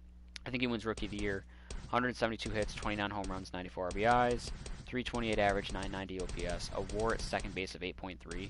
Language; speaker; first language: English; native; English